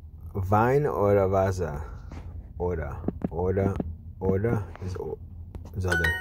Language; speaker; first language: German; non-native, learner; English